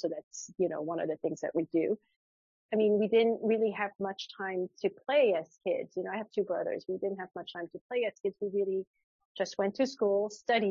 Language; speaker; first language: English; early bilingual, other home language; French